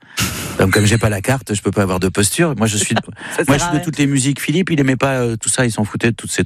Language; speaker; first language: French; native; French